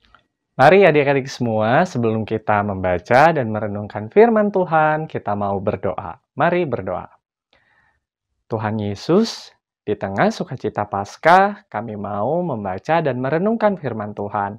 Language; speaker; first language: Indonesian; native; Indonesian